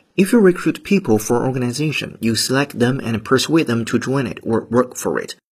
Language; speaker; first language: English; non-native, fluent; Chinese